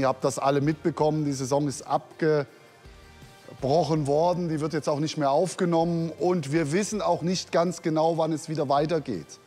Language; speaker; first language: German; native; German